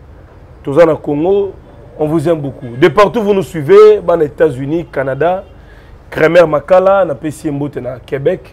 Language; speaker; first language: French; non-native, local second language; Lingala